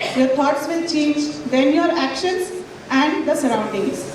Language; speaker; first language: English; non-native, local second language; Marathi